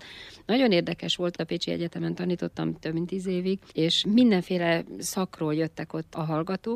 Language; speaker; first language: Hungarian; native; Hungarian